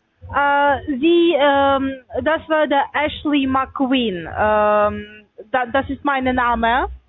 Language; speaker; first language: German; non-native, learner; Russian